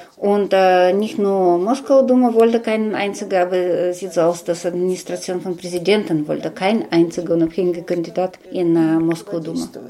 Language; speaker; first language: German; non-native, fluent; Russian